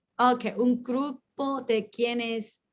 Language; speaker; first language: Spanish; non-native, learner; English